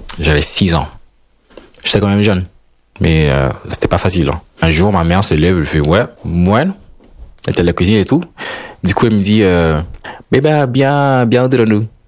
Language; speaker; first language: French; non-native, fluent; Spanish